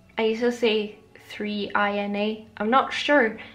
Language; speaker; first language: English; native; English